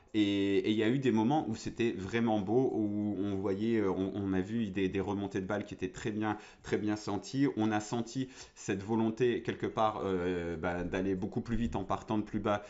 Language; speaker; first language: French; native; French